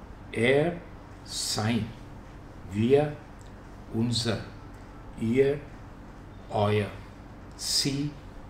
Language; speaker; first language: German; non-native, fluent; Malayalam